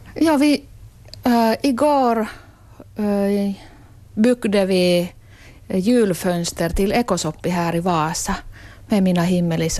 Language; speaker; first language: Swedish; non-native, local second language; Finnish